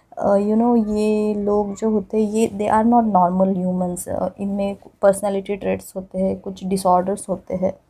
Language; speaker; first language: Hindi; non-native, local second language; Marathi